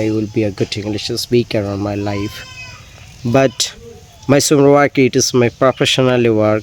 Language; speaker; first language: English; non-native, learner; Bangla